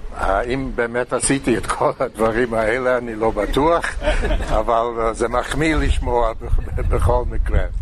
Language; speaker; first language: Hebrew; non-native, fluent; English